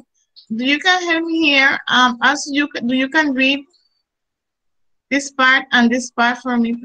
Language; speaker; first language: English; non-native, fluent; Spanish